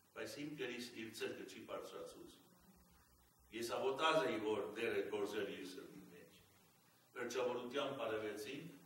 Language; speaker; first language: Armenian; early bilingual, heritage; Armenian